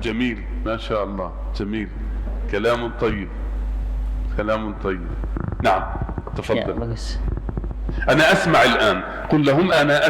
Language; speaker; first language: Arabic; native; Arabic